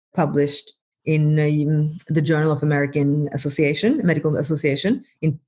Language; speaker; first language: English; non-native, fluent; Norwegian